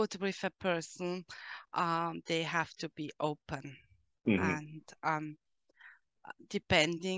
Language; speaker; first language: English; non-native, fluent; German